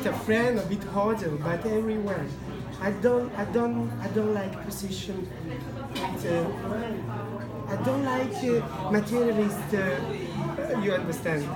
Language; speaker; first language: English; non-native, learner; Italian